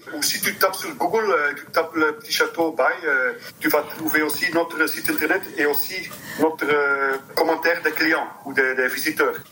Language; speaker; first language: French; non-native, local second language; Dutch